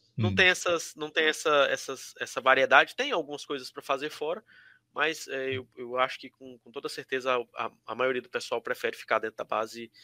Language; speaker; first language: Portuguese; native; Portuguese